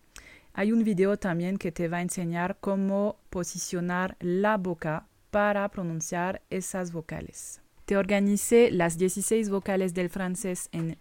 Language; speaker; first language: Spanish; non-native, fluent; French